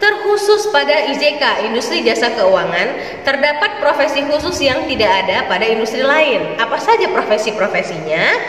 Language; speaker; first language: Indonesian; native; Indonesian